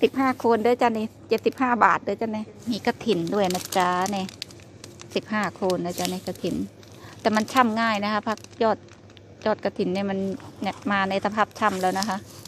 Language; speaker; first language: Thai; native; Thai